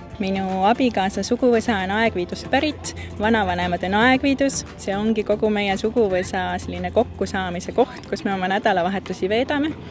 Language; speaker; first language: Estonian; native; Estonian